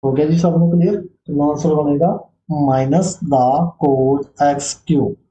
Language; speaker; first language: Hindi; non-native, local second language; Punjabi